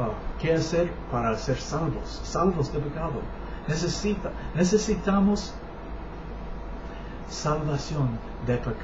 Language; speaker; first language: Spanish; non-native, learner; English